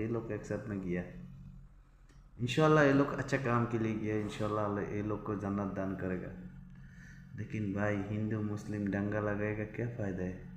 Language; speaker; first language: Hindi; non-native, learner; Bangla